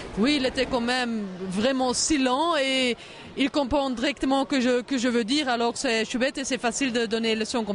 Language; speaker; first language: French; non-native, local second language; Dutch